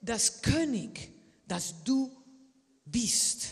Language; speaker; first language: German; non-native, learner; Spanish